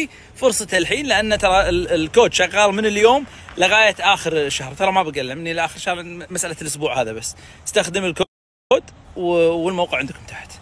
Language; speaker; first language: Arabic; native; Arabic